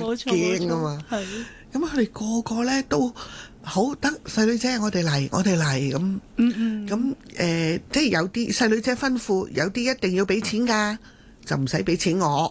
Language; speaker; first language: Cantonese; native; Cantonese